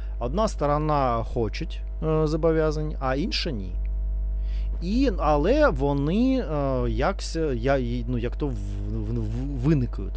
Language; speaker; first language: Ukrainian; non-native, learner; Russian